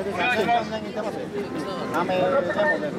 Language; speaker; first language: Japanese; non-native, learner; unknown